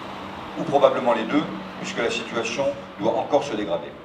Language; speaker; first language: French; native; French